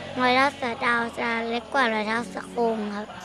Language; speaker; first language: Thai; native; Thai